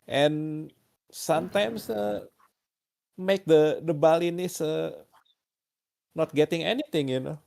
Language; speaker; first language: English; non-native, learner; Indonesian